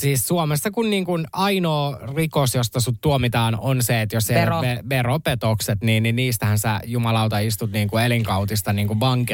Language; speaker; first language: Finnish; native; Finnish